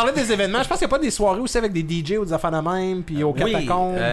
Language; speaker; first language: French; native; French